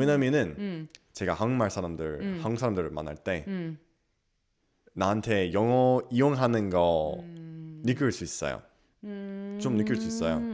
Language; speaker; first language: Korean; non-native, learner; English